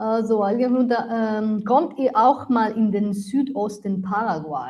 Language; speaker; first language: German; non-native, learner; Italian